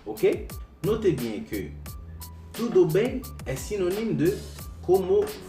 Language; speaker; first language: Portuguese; non-native, fluent; Haitian Creole